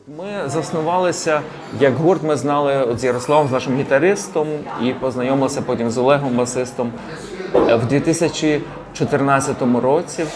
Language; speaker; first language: Ukrainian; native; Ukrainian